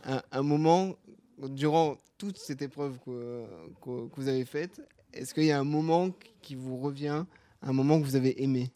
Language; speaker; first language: French; native; French